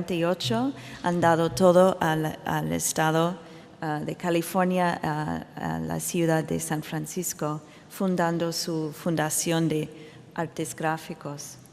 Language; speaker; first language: Spanish; non-native, fluent; English